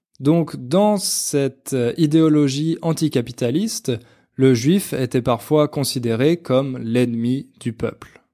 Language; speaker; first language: French; native; French